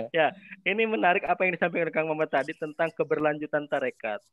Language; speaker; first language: Indonesian; native; Indonesian